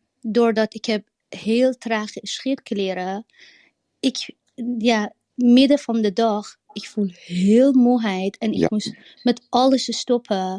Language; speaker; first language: Dutch; non-native, learner; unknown